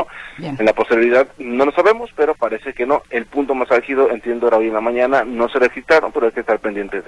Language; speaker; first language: Spanish; native; Spanish